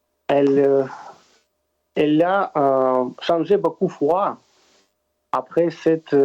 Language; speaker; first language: French; non-native, fluent; Russian